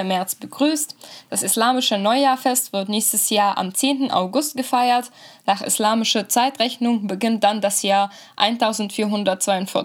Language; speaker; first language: German; native; German